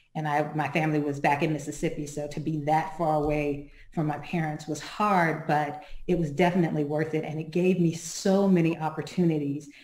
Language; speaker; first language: English; native; English